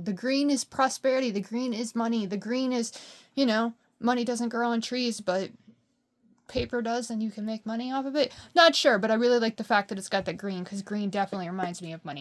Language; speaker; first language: English; native; English